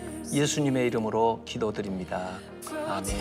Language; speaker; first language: Korean; native; Korean